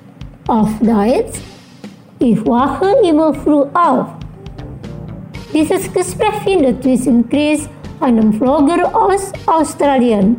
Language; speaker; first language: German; non-native, learner; Indonesian